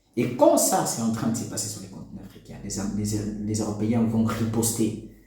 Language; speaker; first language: French; non-native, local second language; Lingala